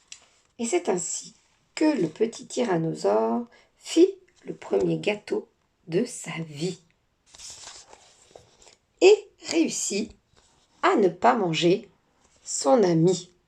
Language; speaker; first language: French; native; French